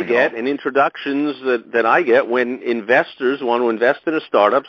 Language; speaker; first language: English; native; English